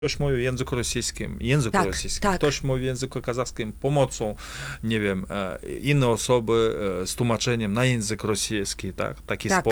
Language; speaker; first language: Polish; non-native, fluent; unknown